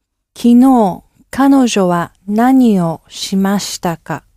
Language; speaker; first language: Japanese; non-native, learner; English